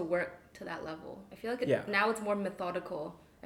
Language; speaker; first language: English; non-native, local second language; Cantonese